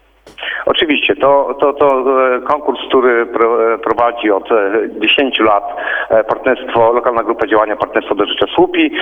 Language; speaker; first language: Polish; native; Polish